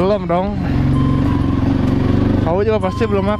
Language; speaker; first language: Indonesian; native; Indonesian